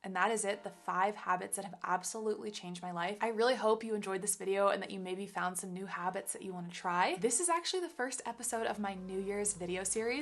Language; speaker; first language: English; native; English